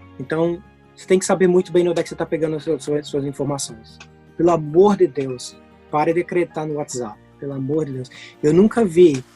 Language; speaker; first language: Portuguese; native; Portuguese